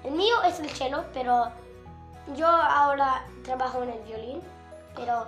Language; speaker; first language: Spanish; early bilingual, heritage; Spanish